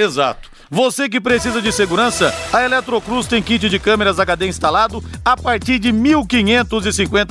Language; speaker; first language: Portuguese; native; Portuguese